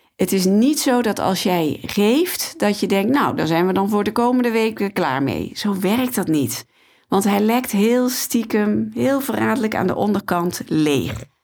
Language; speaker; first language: Dutch; native; Dutch